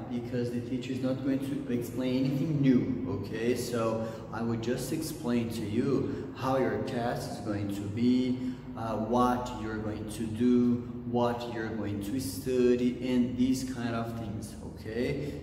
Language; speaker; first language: English; non-native, fluent; Portuguese